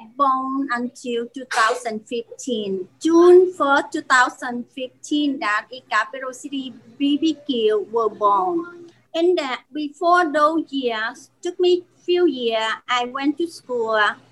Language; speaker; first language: English; non-native, learner; Vietnamese